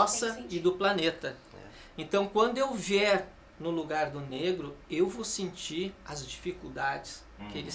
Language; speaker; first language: Portuguese; native; Portuguese